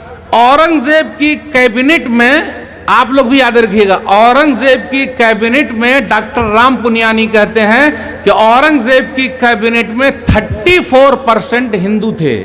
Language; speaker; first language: Hindi; native; Hindi